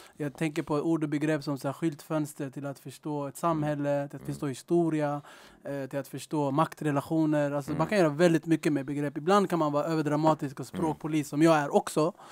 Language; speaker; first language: Swedish; early bilingual, other home language; Tigrinya